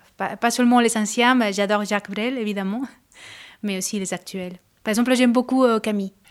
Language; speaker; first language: French; non-native, fluent; Spanish